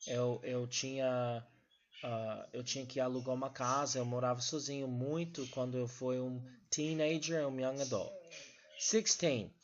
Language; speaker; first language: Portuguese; non-native, learner; English